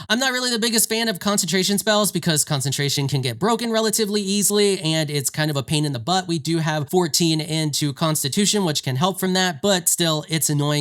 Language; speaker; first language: English; native; English